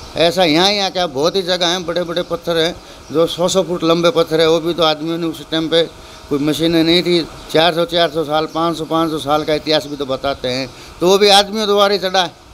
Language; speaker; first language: Hindi; native; Hindi